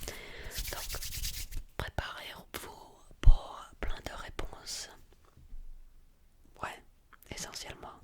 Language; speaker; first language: French; early bilingual, heritage; French